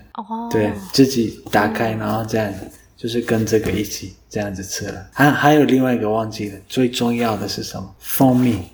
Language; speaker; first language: Chinese; non-native, learner; Kurdish